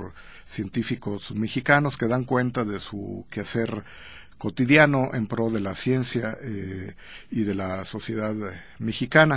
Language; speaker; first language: Spanish; native; Spanish